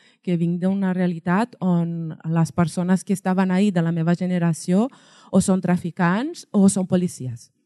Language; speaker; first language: Catalan; non-native, fluent; Portuguese